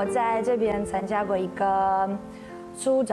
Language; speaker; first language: Chinese; non-native, fluent; Russian